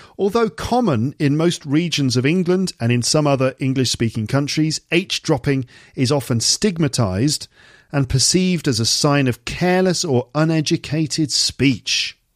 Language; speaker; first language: English; native; English